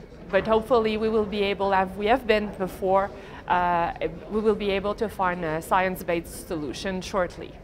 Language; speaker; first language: English; non-native, fluent; French